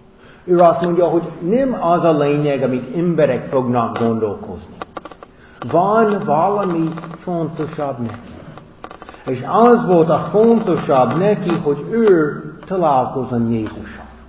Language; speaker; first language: Hungarian; non-native, fluent; English